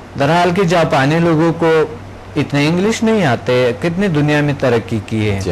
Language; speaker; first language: Urdu; non-native, local second language; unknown